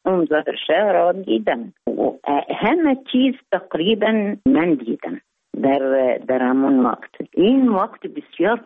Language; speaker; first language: Persian; non-native, learner; Arabic